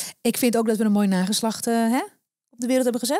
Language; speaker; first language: Dutch; native; Dutch